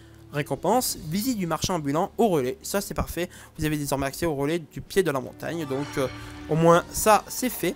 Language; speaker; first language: French; native; French